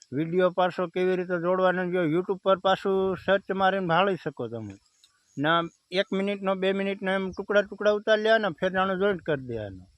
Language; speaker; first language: Gujarati; non-native, local second language; Bhili